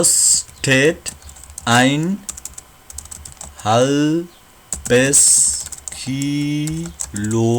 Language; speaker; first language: German; non-native, learner; Nepali